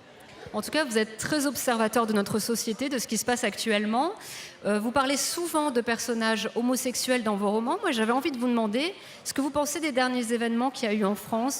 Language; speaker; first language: French; native; French